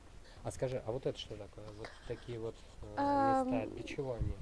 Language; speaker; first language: Russian; native; Russian